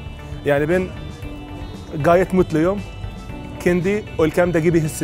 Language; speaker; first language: Turkish; non-native, fluent; Arabic